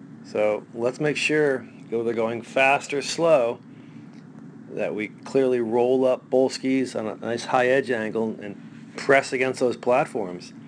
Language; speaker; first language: English; native; English